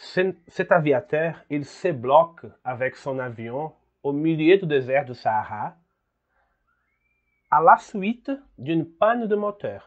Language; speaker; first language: French; non-native, learner; Portuguese